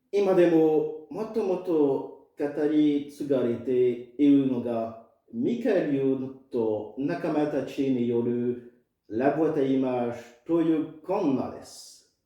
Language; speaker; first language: Japanese; non-native, fluent; French